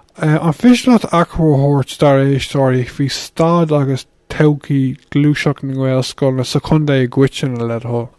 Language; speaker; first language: Irish; non-native, local second language; English